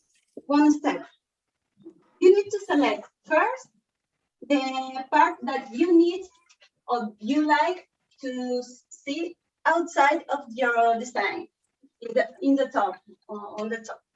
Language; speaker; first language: English; non-native, learner; Spanish